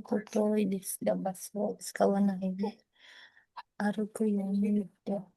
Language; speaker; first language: Japanese; non-native, learner; Filipino